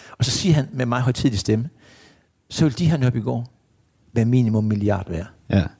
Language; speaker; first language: Danish; native; Danish